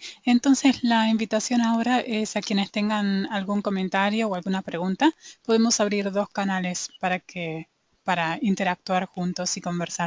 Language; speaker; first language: Spanish; native; Spanish